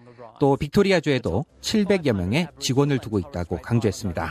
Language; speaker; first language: Korean; native; Korean